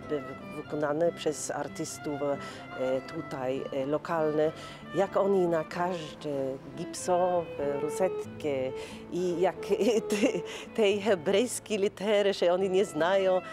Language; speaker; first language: Polish; non-native, learner; Norwegian